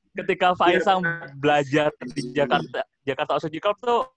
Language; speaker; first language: Indonesian; native; Indonesian